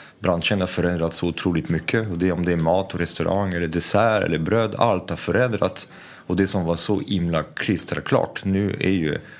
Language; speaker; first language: Swedish; non-native, fluent; French